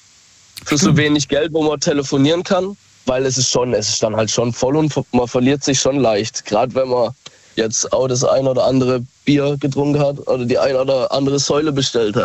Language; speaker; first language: German; native; German